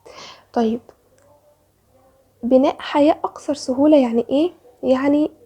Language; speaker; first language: Arabic; native; Arabic